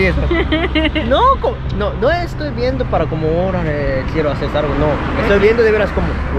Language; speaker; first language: Spanish; non-native, learner; Japanese